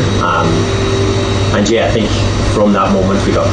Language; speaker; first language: English; native; English